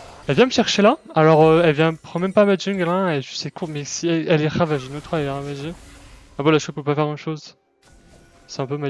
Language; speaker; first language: French; native; French